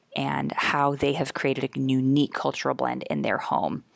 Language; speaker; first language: English; native; English